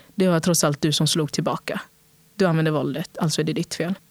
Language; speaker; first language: Swedish; early bilingual, other home language; Portuguese